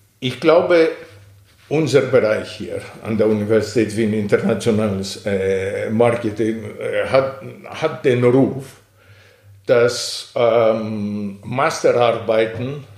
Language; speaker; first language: German; non-native, fluent; Greek